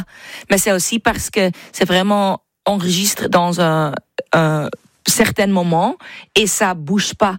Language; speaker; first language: French; non-native, fluent; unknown